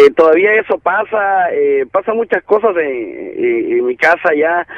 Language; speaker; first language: Spanish; native; Spanish